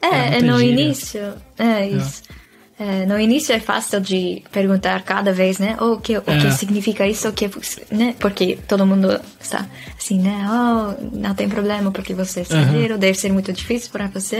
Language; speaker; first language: Portuguese; non-native, fluent; Dutch